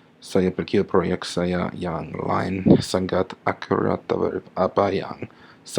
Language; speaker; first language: Indonesian; non-native, learner; English